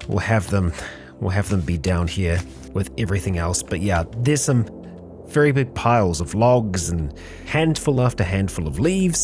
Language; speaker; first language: English; native; English